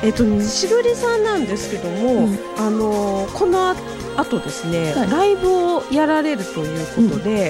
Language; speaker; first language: Japanese; native; Japanese